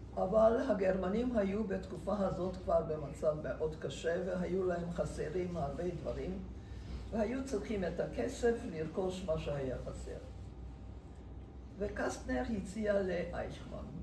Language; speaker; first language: Hebrew; non-native, fluent; Hungarian